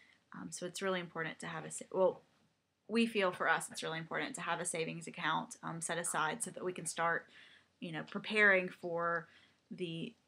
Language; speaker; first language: English; native; English